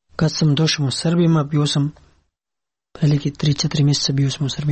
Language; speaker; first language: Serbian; non-native, learner; Pashto